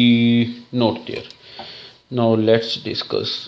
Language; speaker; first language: English; non-native, local second language; Hindi